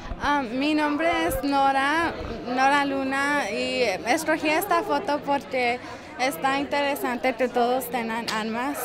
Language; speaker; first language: Spanish; early bilingual, other home language; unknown